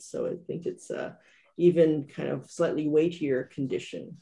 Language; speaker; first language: English; native; English